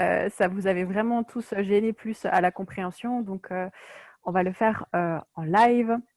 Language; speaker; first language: French; native; French